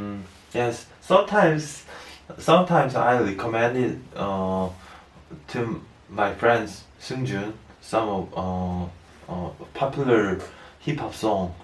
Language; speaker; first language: English; non-native, learner; Korean